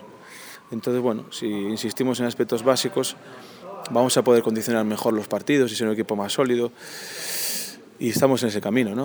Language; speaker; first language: Spanish; native; Spanish